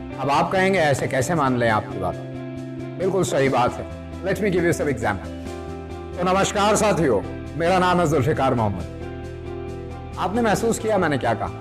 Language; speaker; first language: Hindi; native; Hindi